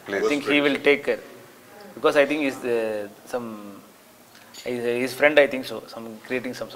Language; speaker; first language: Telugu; non-native, learner; Tamil